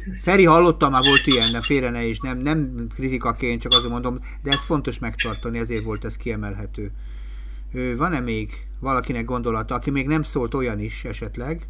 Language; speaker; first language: Hungarian; native; Hungarian